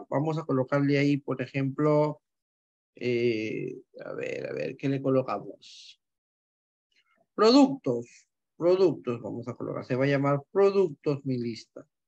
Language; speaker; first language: Spanish; native; Spanish